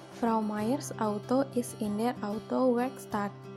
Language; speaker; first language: German; non-native, fluent; Indonesian